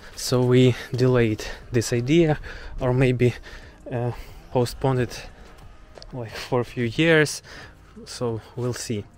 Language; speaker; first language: English; non-native, fluent; Ukrainian